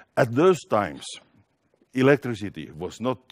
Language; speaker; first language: English; non-native, fluent; Finnish